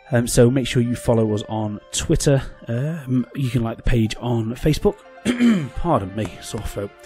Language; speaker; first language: English; native; English